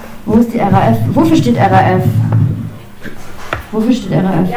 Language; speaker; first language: German; native; German